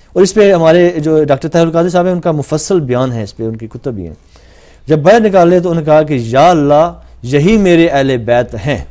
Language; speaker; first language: Urdu; non-native, local second language; Punjabi